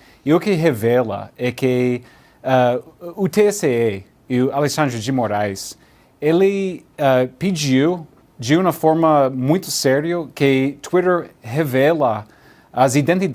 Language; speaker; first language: Portuguese; non-native, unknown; English